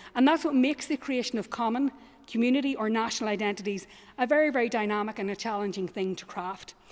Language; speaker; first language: English; native; English